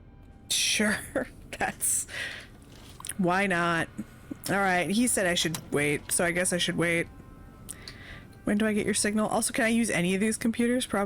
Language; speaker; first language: English; native; English